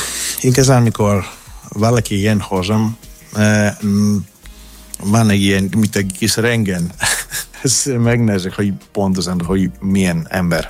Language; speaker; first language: Hungarian; non-native, learner; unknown